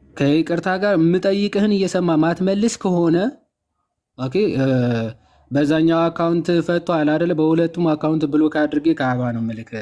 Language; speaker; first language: Amharic; non-native, local second language; Hadiyya